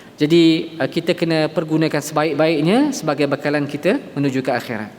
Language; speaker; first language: Malay; native; Malay